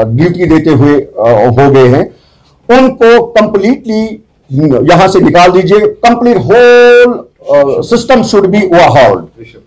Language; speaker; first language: Urdu; non-native, local second language; Kashmiri